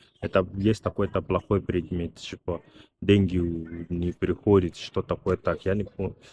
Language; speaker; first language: Russian; non-native, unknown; English